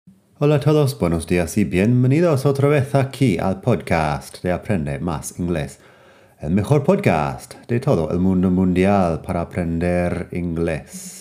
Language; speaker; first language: Spanish; non-native, fluent; English